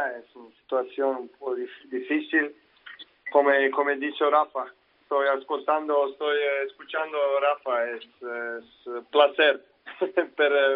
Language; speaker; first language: Spanish; non-native, learner; Serbian